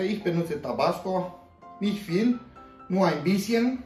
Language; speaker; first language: German; non-native, fluent; Romanian